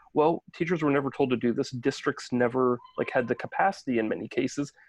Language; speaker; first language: English; native; English